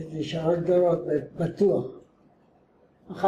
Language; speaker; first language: Hebrew; non-native, fluent; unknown